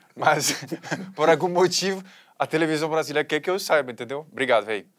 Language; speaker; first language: Portuguese; non-native, fluent; French